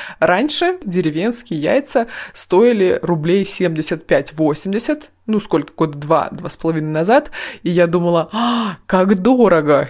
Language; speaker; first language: Russian; native; Russian